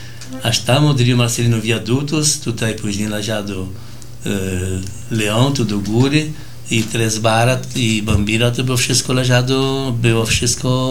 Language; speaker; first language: Polish; early bilingual, heritage; Polish